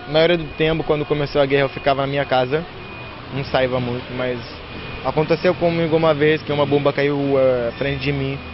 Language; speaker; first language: Portuguese; non-native, fluent; Arabic